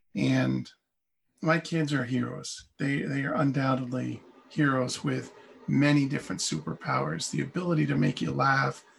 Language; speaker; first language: English; native; English